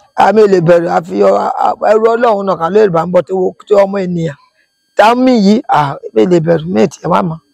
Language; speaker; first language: Yoruba; native; Yoruba